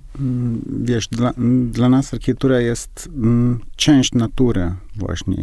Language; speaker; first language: Polish; non-native, learner; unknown